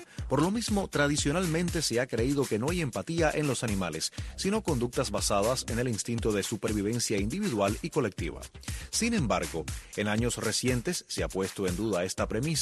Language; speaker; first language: Spanish; native; Spanish